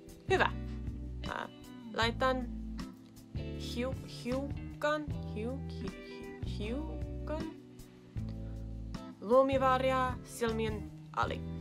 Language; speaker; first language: Finnish; non-native, learner; English